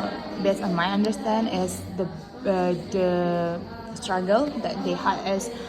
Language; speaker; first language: English; non-native, learner; Indonesian